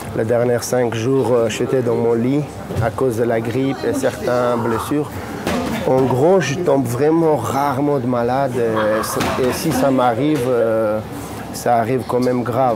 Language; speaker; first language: French; non-native, learner; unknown